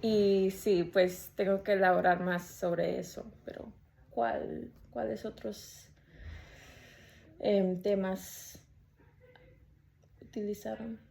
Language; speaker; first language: Spanish; early bilingual, heritage; Spanish